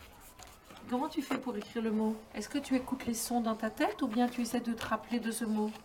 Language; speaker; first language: French; native; French